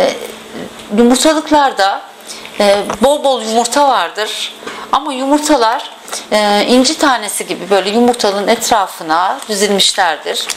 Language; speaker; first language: Turkish; native; Turkish